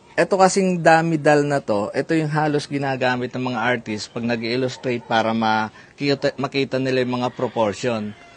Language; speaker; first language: Filipino; non-native, local second language; Pampanga